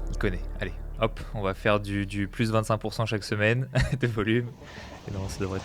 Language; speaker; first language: French; native; French